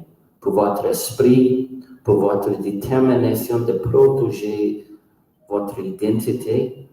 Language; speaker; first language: French; non-native, local second language; English